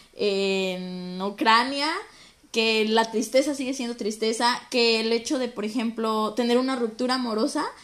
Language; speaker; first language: Spanish; native; Spanish